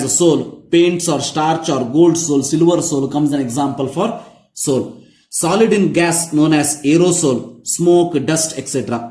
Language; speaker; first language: English; non-native, local second language; Kannada